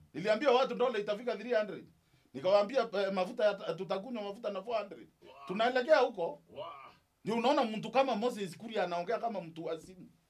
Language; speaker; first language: Swahili; non-native, local second language; Meru